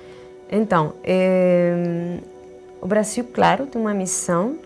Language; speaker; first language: Portuguese; non-native, fluent; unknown